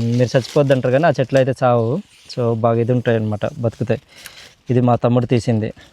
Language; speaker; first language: Telugu; non-native, local second language; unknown